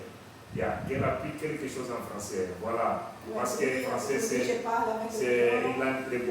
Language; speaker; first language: French; non-native, learner; Portuguese